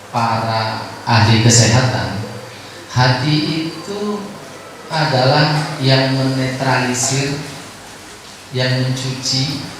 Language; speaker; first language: Indonesian; non-native, local second language; Javanese